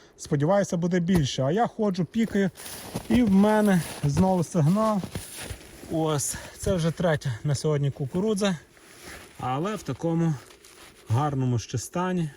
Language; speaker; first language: Ukrainian; native; Ukrainian